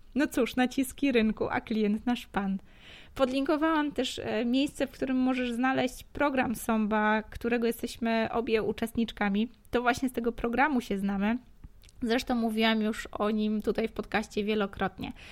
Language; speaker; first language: Polish; native; Polish